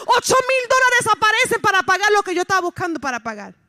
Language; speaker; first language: Spanish; early bilingual, heritage; Spanish